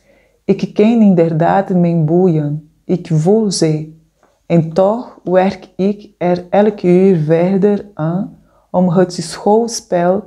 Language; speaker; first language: Dutch; non-native, fluent; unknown